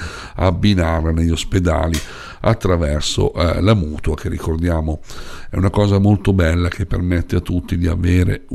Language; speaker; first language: Italian; native; Italian